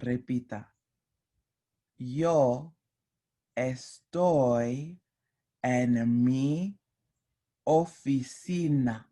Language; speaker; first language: Spanish; non-native, fluent; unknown